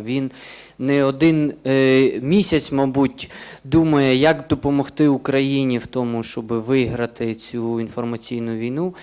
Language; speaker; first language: Ukrainian; native; Ukrainian